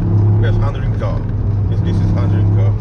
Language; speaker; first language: English; non-native, learner; Japanese